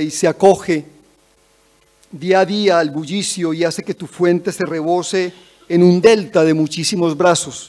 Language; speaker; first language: Spanish; native; Spanish